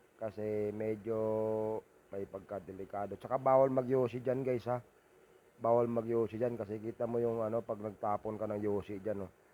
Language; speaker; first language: Filipino; non-native, local second language; Cebuano